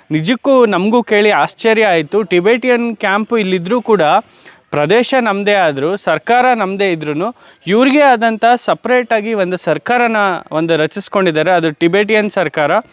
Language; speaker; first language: Kannada; native; Kannada